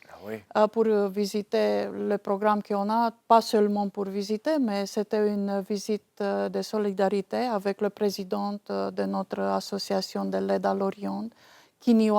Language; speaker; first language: French; non-native, fluent; Romanian